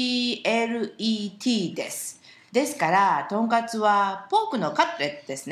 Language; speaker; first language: Japanese; native; Japanese